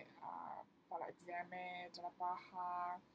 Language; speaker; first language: Spanish; non-native, learner; Chinese